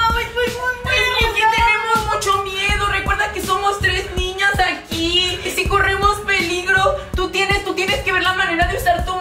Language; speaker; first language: Spanish; native; Spanish